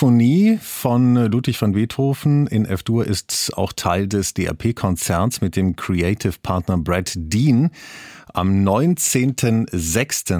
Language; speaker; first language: German; native; German